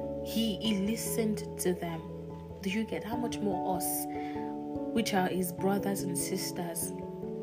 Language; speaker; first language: English; non-native, local second language; Yoruba